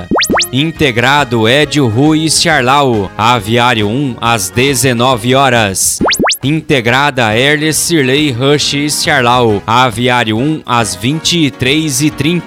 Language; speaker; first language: Portuguese; native; Portuguese